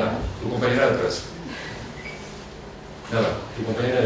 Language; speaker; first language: Spanish; native; Spanish